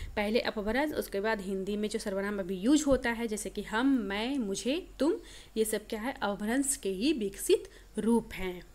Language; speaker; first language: Hindi; native; Hindi